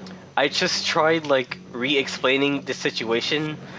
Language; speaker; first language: English; native; English